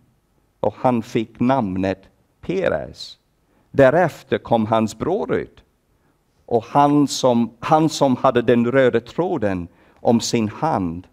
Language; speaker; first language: Swedish; non-native, fluent; English